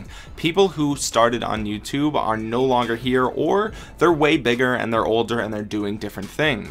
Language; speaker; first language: English; native; English